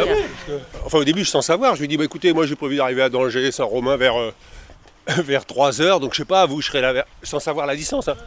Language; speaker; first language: French; native; French